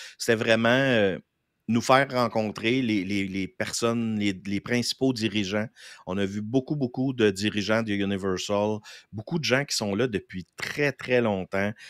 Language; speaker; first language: French; native; French